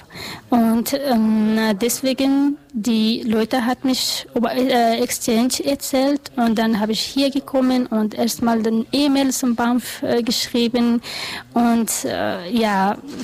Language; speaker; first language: German; non-native, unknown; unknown